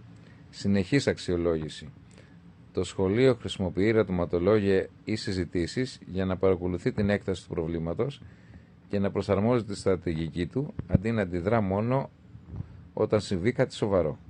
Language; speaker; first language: Greek; native; Greek